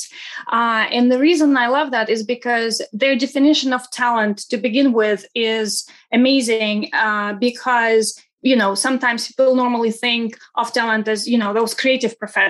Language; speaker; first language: English; non-native, fluent; Russian